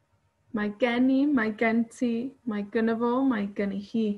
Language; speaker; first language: Welsh; non-native, fluent; Spanish